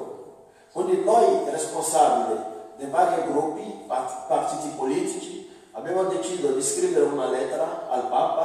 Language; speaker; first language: Italian; non-native, fluent; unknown